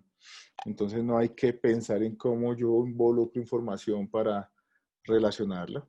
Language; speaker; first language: Spanish; native; Spanish